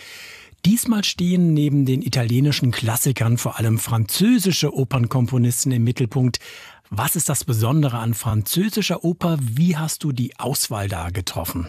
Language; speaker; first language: German; native; German